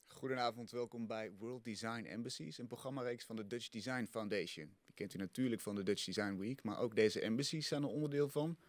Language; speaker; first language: Dutch; native; Dutch